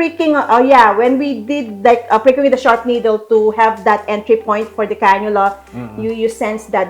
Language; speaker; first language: English; non-native, local second language; Filipino